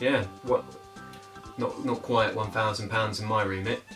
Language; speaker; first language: English; native; English